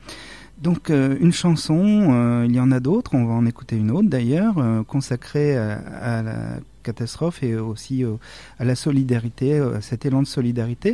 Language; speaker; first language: French; native; French